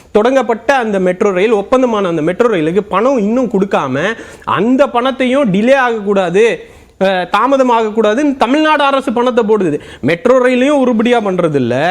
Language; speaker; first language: Tamil; native; Tamil